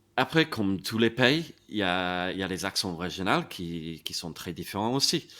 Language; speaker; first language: French; non-native, fluent; English